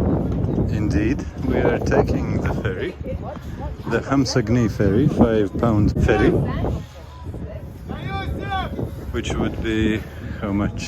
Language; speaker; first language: English; non-native, fluent; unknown